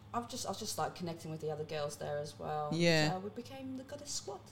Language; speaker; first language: English; early bilingual, other home language; Cantonese